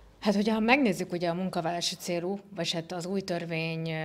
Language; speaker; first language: Hungarian; native; Hungarian